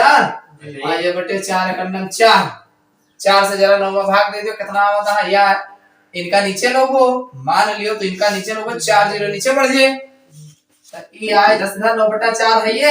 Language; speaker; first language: Hindi; native; Hindi